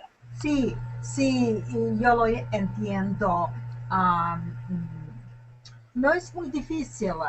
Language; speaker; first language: Spanish; non-native, learner; English